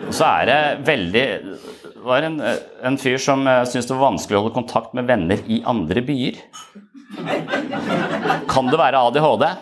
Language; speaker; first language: Norwegian; native; Norwegian